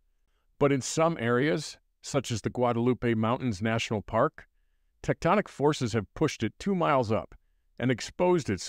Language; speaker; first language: English; native; English